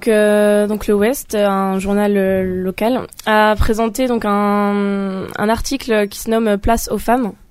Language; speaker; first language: French; native; French